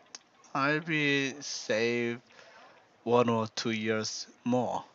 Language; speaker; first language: English; non-native, learner; Korean